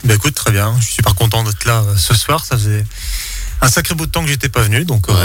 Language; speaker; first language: French; native; French